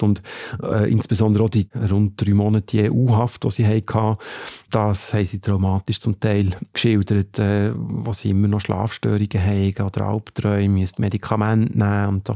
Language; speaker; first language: German; native; German